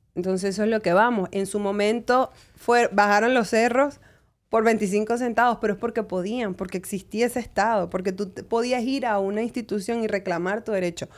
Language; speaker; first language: Spanish; native; Spanish